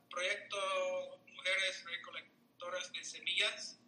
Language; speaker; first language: Spanish; non-native, fluent; English